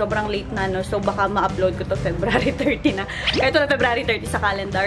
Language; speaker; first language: Filipino; native; Filipino